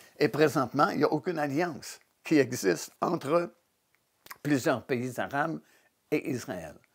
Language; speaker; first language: French; native; French